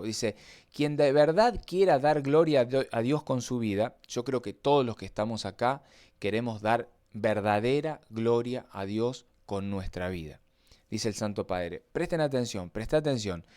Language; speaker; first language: Spanish; native; Spanish